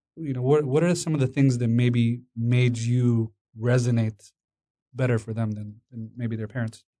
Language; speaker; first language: English; non-native, fluent; Amharic